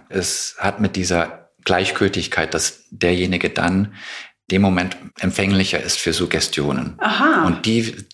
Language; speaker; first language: German; non-native, fluent; English